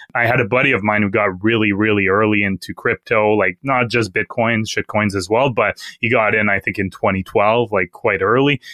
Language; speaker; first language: English; non-native, fluent; French